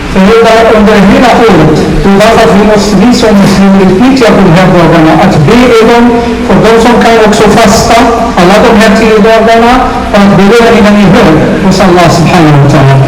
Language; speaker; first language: Swedish; non-native, fluent; Somali